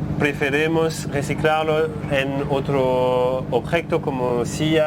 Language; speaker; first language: Spanish; non-native, learner; French